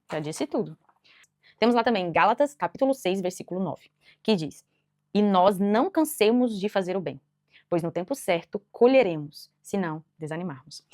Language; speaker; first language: Portuguese; native; Portuguese